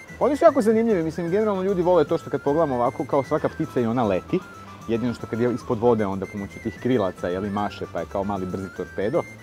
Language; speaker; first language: Serbian; native; Serbian